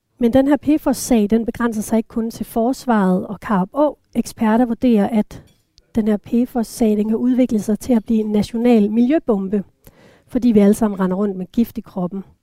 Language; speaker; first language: Danish; native; Danish